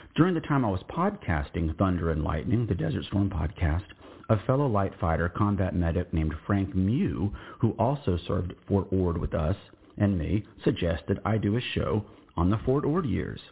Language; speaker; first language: English; native; English